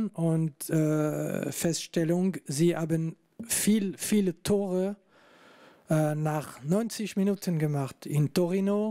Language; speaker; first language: German; non-native, local second language; French